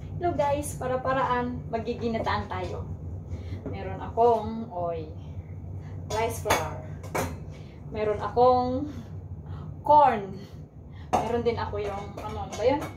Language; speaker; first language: Filipino; non-native, local second language; Iloko